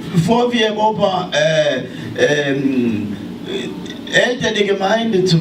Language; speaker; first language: German; non-native, learner; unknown